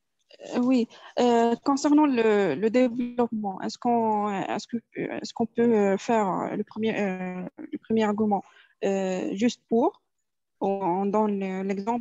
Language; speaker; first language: French; non-native, fluent; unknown